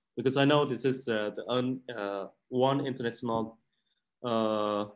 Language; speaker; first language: English; non-native, learner; Khmer